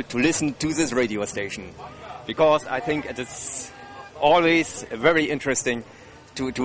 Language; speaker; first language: English; non-native, learner; German